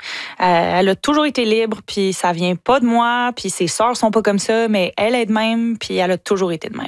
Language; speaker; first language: French; native; French